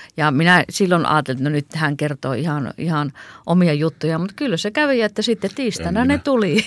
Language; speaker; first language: Finnish; native; Finnish